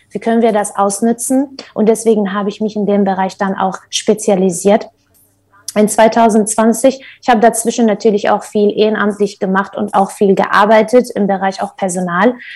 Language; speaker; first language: German; non-native, fluent; Kurdish